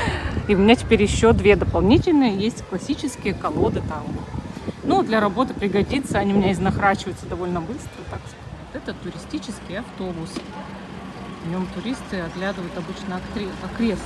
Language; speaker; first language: Russian; native; Russian